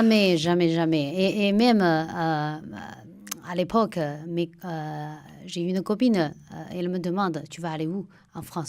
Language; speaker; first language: French; non-native, fluent; Chinese